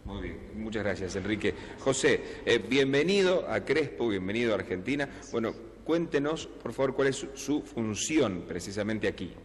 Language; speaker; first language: Spanish; native; Spanish